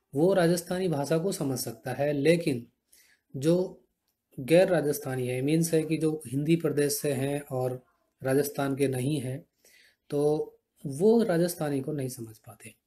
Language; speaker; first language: Hindi; native; Hindi